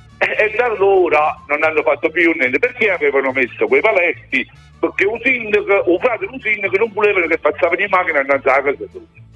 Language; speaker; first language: Italian; native; Italian